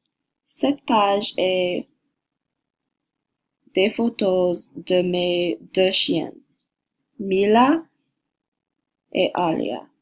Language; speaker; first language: French; non-native, learner; English